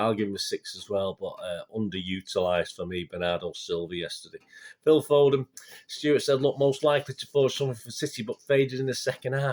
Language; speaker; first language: English; native; English